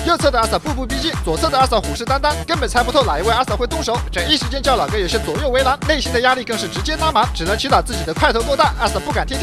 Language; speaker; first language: Chinese; native; Chinese